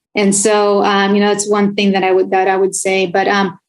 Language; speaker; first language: English; early bilingual, other home language; Spanish